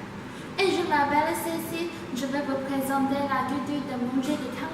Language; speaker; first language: French; non-native, learner; Chinese